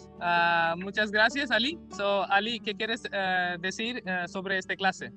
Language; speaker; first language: Spanish; non-native, learner; Hindi